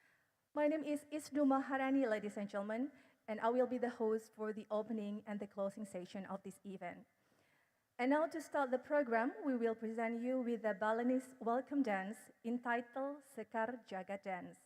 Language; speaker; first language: English; non-native, learner; Indonesian